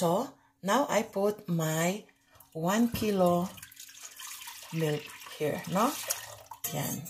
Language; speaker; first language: English; non-native, local second language; Filipino